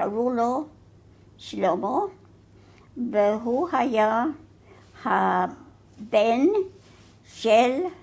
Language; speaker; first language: Hebrew; non-native, fluent; English